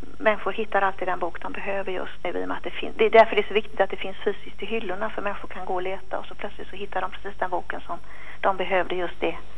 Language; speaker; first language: Swedish; native; Swedish